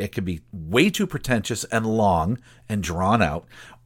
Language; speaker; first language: English; native; English